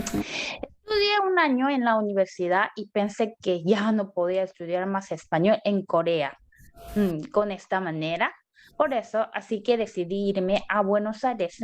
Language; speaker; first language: Spanish; non-native, learner; Korean